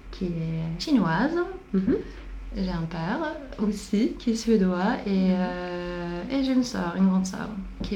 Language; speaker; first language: French; non-native, fluent; Swedish